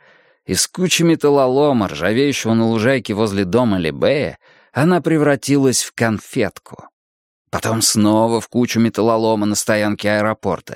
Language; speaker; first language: Russian; native; Russian